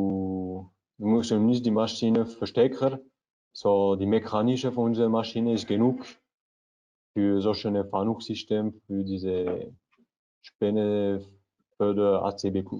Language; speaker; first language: German; non-native, learner; French